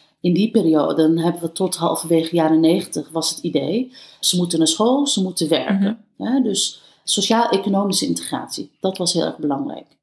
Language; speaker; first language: Dutch; early bilingual, other home language; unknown